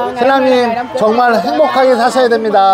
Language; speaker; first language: Korean; non-native, fluent; Vietnamese